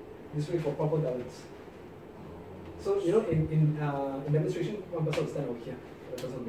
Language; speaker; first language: English; non-native, local second language; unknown